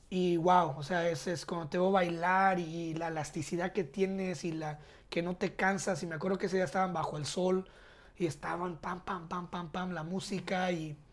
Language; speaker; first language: Spanish; early bilingual, heritage; Spanish